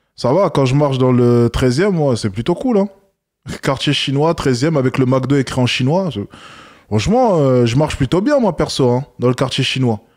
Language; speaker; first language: French; native; French